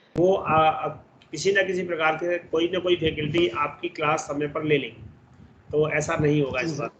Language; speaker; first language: Hindi; native; Hindi